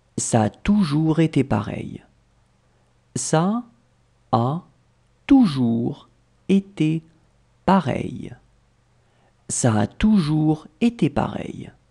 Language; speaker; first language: French; native; French